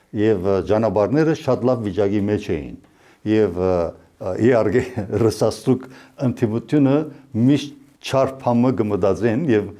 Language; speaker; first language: Armenian; early bilingual, heritage; Armenian